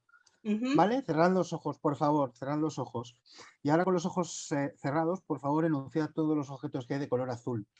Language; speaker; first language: Spanish; native; Spanish